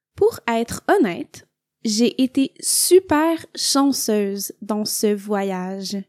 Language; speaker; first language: French; native; French